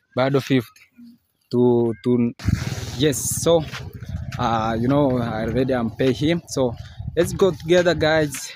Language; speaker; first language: English; non-native, learner; Swahili